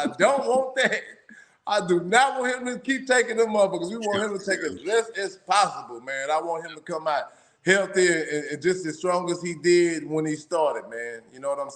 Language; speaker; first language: English; native; English